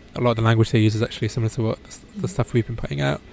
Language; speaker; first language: English; native; English